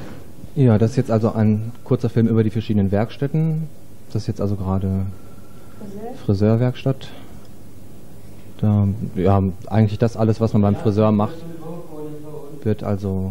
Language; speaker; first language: German; native; German